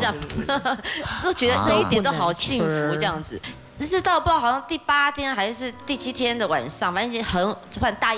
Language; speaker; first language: Chinese; native; Chinese